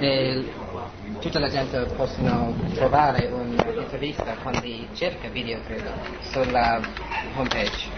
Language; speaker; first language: Italian; non-native, learner; English